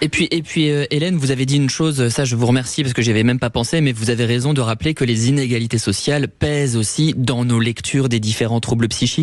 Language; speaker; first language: French; native; French